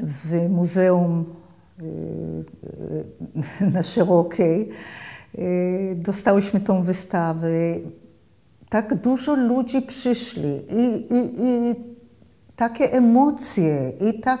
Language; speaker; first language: Polish; early bilingual, heritage; Polish